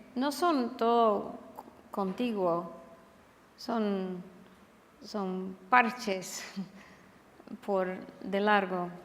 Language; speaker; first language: Spanish; non-native, fluent; English